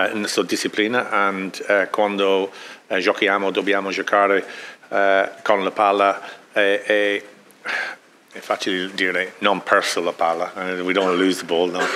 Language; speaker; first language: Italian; non-native, learner; English